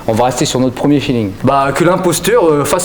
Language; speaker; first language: French; native; French